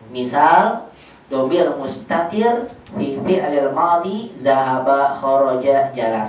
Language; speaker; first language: Arabic; non-native, fluent; Indonesian